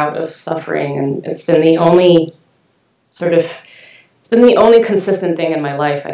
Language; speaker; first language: English; non-native, local second language; Cantonese